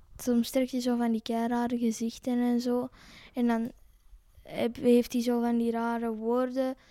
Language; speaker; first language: Dutch; native; Dutch